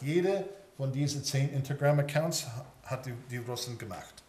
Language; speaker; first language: German; early bilingual, heritage; English